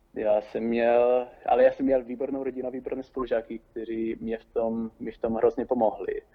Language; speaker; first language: Czech; non-native, fluent; Italian